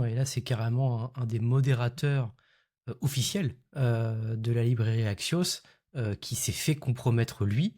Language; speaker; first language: French; native; French